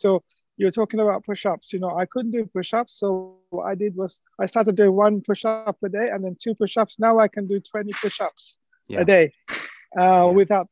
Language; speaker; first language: English; non-native, local second language; Sinhala